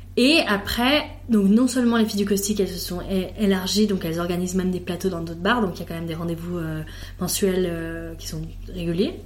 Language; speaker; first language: French; native; French